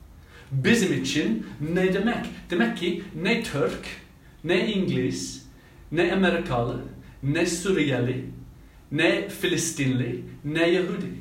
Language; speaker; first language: Turkish; non-native, fluent; English